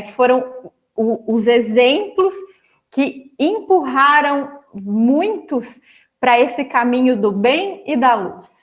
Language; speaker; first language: Portuguese; native; Portuguese